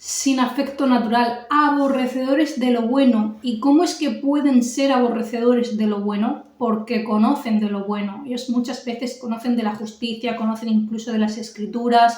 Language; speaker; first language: Spanish; native; Spanish